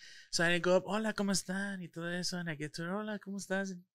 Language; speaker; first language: Spanish; early bilingual, heritage; Spanish